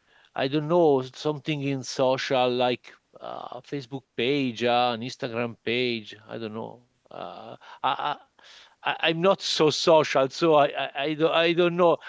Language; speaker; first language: English; non-native, learner; Italian